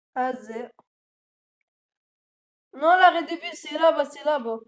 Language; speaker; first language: French; native; French